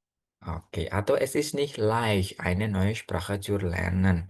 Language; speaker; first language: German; non-native, fluent; Indonesian